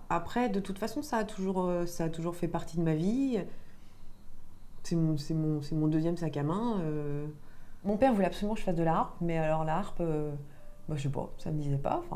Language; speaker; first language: French; native; French